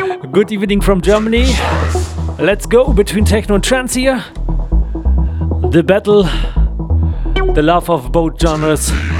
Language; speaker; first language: English; non-native, fluent; German